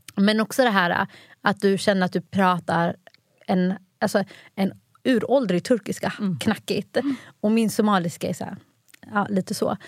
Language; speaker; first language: Swedish; early bilingual, other home language; Somali